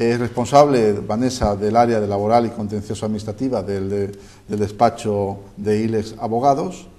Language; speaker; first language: Spanish; native; Spanish